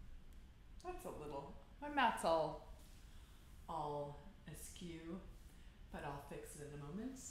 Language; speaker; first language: English; native; English